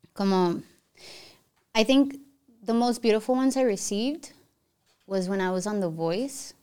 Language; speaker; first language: English; early bilingual, other home language; Spanish